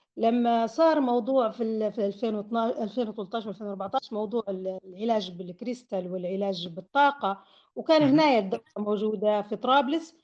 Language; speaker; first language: Arabic; native; Arabic